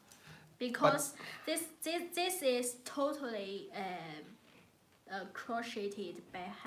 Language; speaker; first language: English; non-native, learner; Chinese